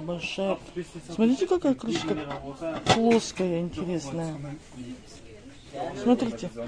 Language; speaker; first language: Russian; native; Russian